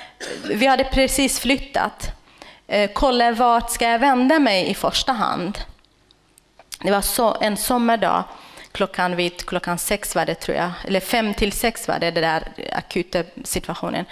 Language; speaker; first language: Swedish; non-native, fluent; Kurdish